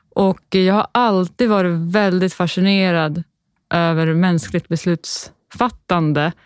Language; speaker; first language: Swedish; native; Swedish